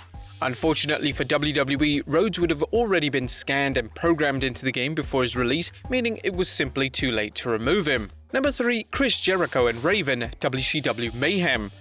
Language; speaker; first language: English; native; English